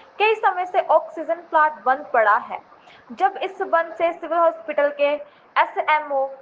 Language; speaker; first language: Hindi; non-native, local second language; Punjabi